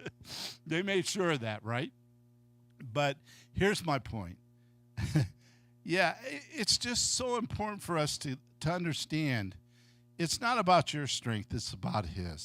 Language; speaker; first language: English; native; English